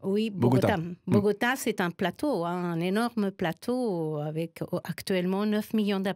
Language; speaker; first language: French; non-native, fluent; Spanish